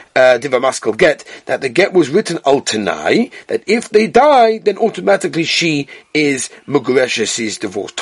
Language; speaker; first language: English; native; English